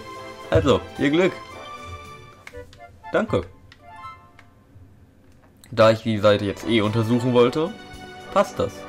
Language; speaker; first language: German; native; German